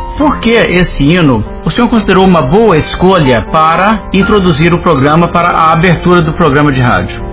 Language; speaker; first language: Portuguese; early bilingual, other home language; English